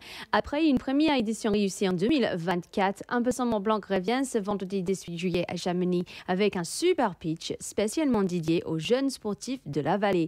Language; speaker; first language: French; native; French